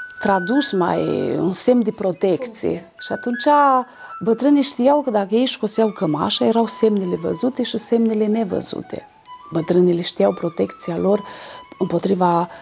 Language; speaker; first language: Romanian; native; Romanian